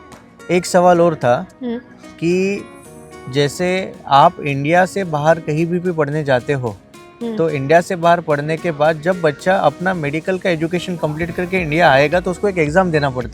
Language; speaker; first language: Hindi; native; Hindi